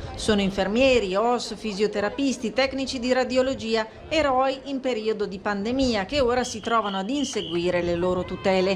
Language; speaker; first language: Italian; native; Italian